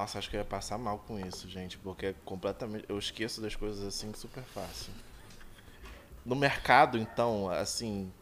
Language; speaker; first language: Portuguese; native; Portuguese